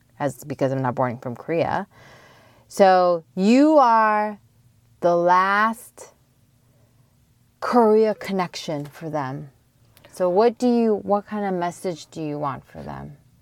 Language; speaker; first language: English; native; English